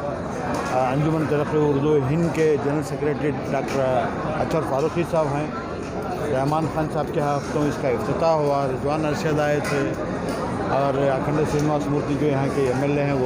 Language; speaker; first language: Urdu; native; Urdu